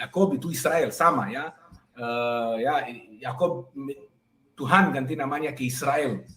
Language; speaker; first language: Indonesian; non-native, fluent; Hebrew